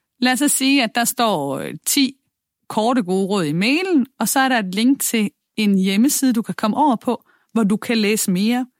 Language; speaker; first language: Danish; native; Danish